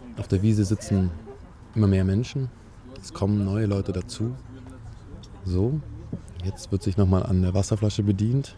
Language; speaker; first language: German; native; German